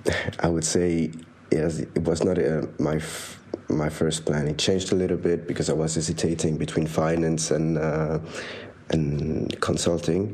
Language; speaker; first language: English; non-native, fluent; French